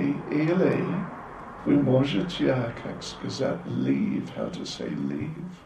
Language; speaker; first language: Russian; non-native, learner; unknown